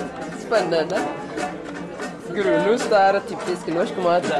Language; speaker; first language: Norwegian; non-native, learner; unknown